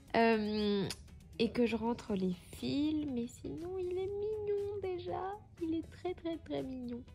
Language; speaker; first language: French; native; French